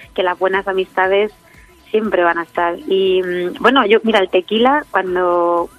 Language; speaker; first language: Spanish; native; Spanish